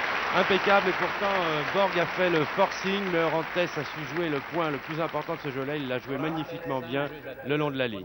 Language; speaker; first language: French; native; French